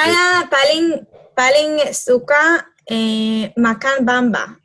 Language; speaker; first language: Indonesian; non-native, learner; Hebrew